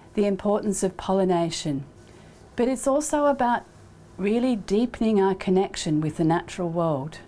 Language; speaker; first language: English; native; English